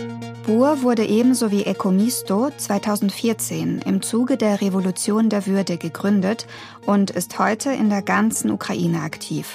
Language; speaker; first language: German; native; German